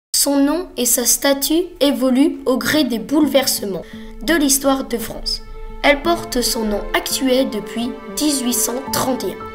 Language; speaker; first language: French; native; French